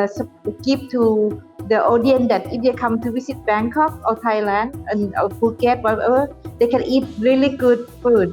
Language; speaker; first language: English; non-native, fluent; Thai